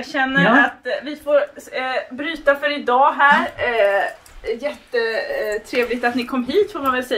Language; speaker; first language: Swedish; native; Swedish